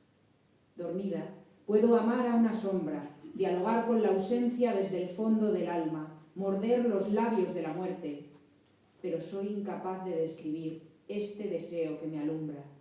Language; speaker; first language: Spanish; native; Spanish